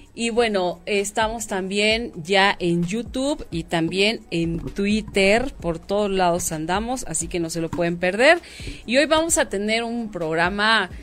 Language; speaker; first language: Spanish; native; Spanish